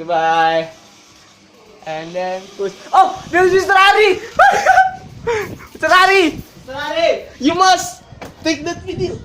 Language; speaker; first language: English; non-native, learner; Indonesian